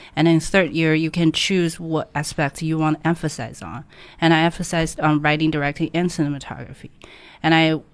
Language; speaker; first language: English; non-native, fluent; Chinese